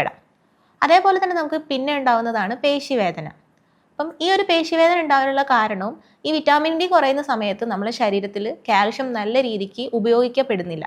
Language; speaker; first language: Malayalam; native; Malayalam